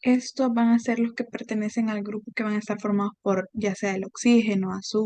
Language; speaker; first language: Spanish; native; Spanish